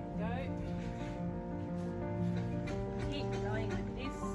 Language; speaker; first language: English; native; English